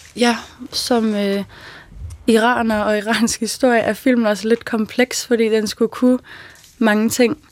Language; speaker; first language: Danish; early bilingual, other home language; Persian